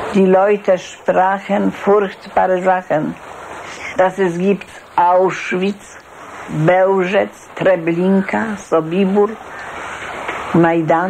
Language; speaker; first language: German; non-native, fluent; Polish